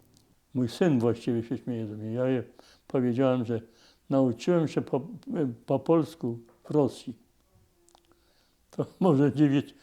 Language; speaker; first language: Polish; non-native, local second language; Yiddish